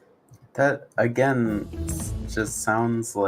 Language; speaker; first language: English; native; English